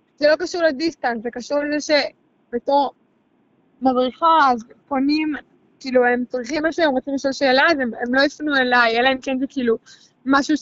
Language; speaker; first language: Hebrew; native; Hebrew